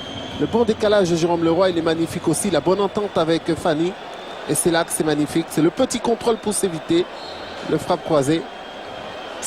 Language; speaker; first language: French; native; French